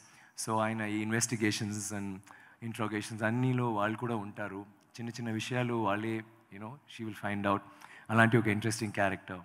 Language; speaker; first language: Telugu; non-native, local second language; Tamil